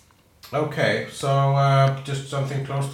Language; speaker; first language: English; non-native, fluent; Icelandic